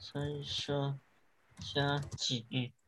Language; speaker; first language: Chinese; early bilingual, heritage; Chinese